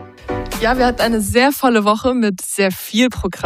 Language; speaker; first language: German; native; German